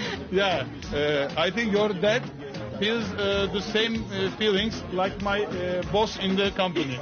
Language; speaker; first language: English; non-native, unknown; Turkish